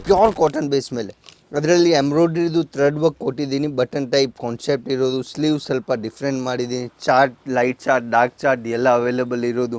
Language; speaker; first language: Kannada; non-native, local second language; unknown